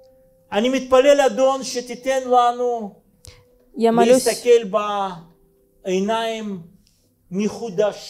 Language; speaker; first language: Hebrew; non-native, fluent; Russian